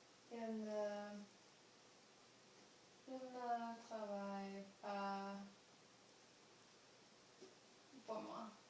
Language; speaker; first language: French; non-native, learner; English